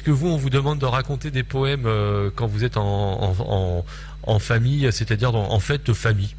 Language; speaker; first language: French; native; French